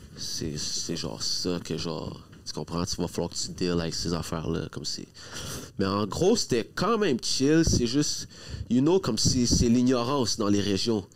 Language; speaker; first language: French; native; French